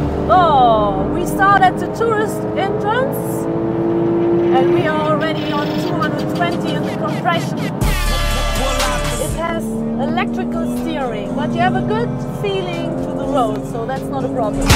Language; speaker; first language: English; non-native, fluent; German